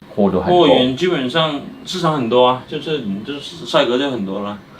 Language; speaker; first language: Chinese; native; Chinese